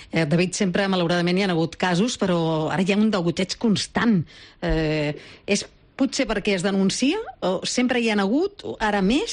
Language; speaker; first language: Catalan; native; Catalan